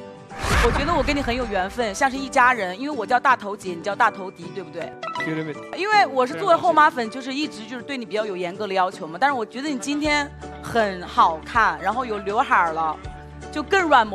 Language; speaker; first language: Chinese; native; Chinese